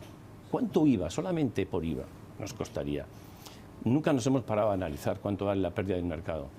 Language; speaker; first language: Spanish; native; Spanish